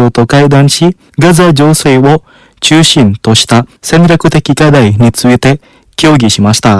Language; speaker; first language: Japanese; non-native, fluent; Indonesian